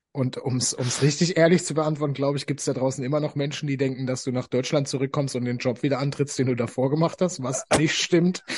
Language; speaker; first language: German; native; German